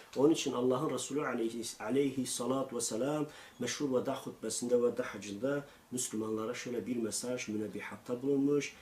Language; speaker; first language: Turkish; non-native, local second language; Kurdish